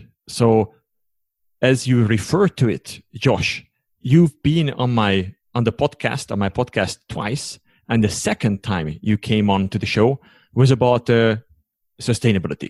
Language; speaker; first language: English; non-native, fluent; Hungarian